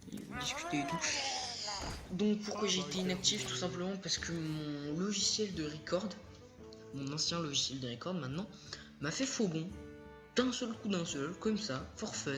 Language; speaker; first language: French; native; French